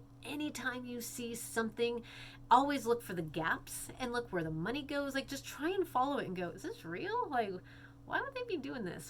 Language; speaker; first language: English; native; English